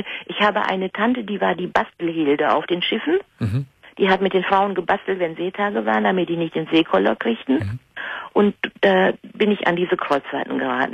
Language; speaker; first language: German; native; German